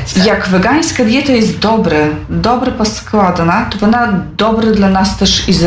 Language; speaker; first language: Polish; non-native, local second language; Belarusian